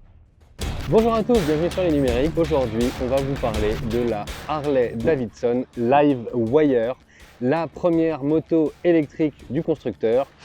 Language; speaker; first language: French; native; French